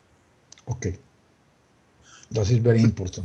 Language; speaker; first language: English; non-native, learner; Spanish